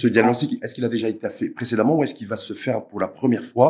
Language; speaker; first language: French; native; French